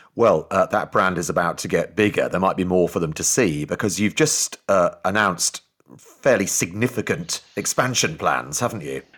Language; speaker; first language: English; native; English